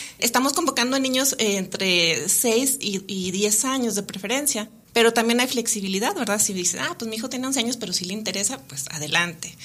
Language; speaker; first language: Spanish; native; Spanish